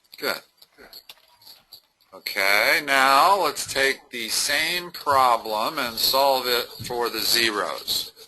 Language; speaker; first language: English; native; English